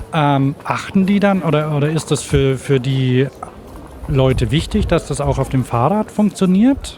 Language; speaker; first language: German; native; German